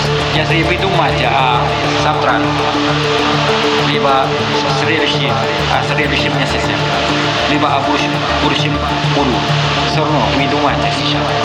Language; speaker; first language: Russian; non-native, learner; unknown